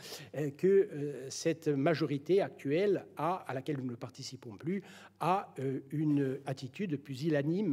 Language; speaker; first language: French; native; French